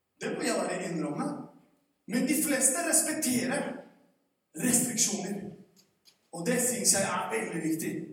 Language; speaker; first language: Norwegian; non-native, fluent; Spanish